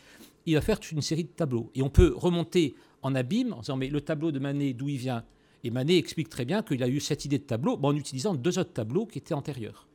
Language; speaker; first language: French; native; French